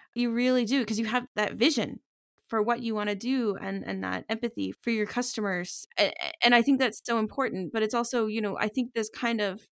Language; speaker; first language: English; native; English